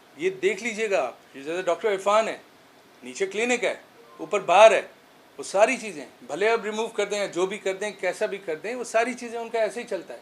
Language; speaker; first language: Urdu; non-native, local second language; Sindhi